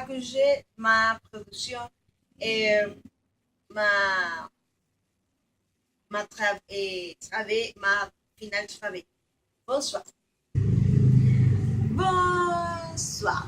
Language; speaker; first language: French; non-native, learner; Spanish